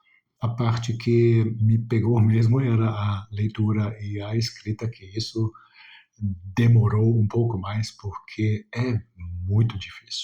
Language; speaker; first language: Portuguese; non-native, fluent; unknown